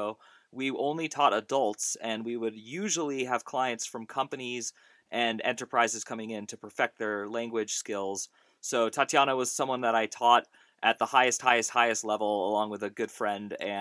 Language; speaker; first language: English; native; English